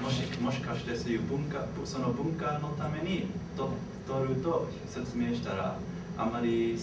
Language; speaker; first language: Japanese; non-native, fluent; English